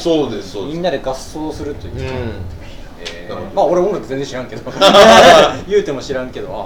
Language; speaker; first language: Japanese; native; Japanese